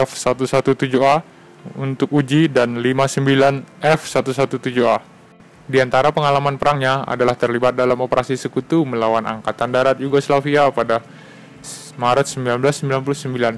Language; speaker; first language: Indonesian; native; Indonesian